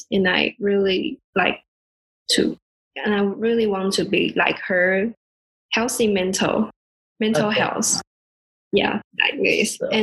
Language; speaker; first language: English; non-native, learner; Chinese